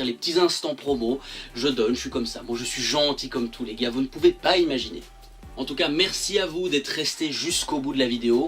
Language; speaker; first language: French; native; French